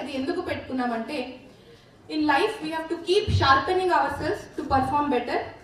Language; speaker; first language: English; non-native, local second language; Telugu